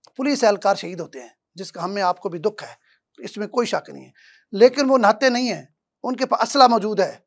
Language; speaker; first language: Urdu; non-native, local second language; Saraiki